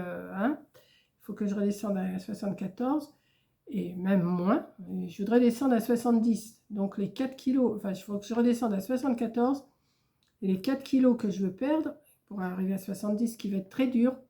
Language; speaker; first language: French; native; French